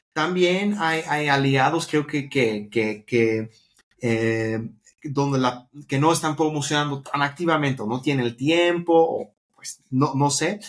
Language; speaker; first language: Spanish; non-native, fluent; Dutch